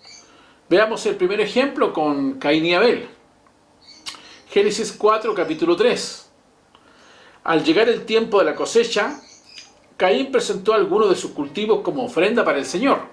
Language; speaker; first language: Spanish; native; Spanish